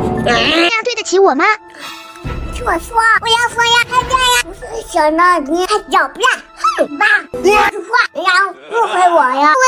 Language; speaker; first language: Chinese; native; Chinese